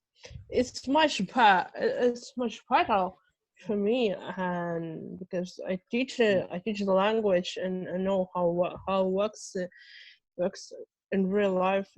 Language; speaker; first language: English; non-native, fluent; Russian